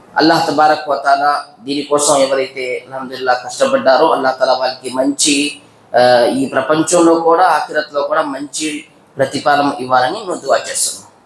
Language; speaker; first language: Telugu; non-native, local second language; Urdu